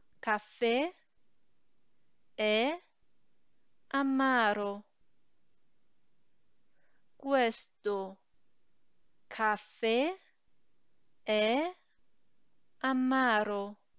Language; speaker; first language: Italian; non-native, fluent; Chinese